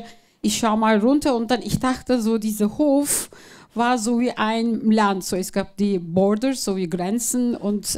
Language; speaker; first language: German; non-native, fluent; Turkish